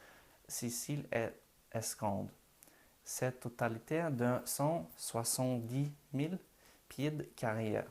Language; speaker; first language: French; non-native, learner; Norwegian